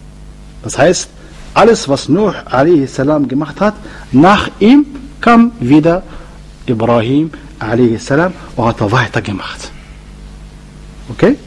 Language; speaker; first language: German; non-native, learner; Arabic